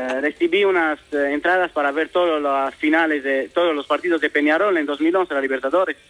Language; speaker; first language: Spanish; non-native, fluent; Romanian